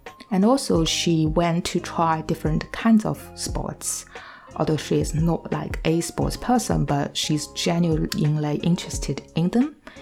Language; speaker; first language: English; non-native, fluent; Chinese